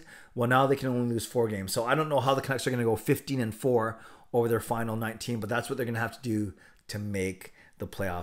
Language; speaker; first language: English; native; English